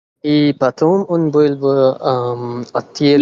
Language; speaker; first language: Russian; non-native, learner; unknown